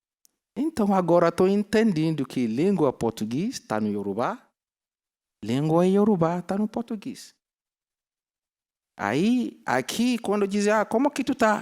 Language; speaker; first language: Portuguese; non-native, learner; Yoruba